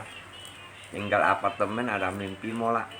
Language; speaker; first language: Indonesian; non-native, local second language; Hakka Chinese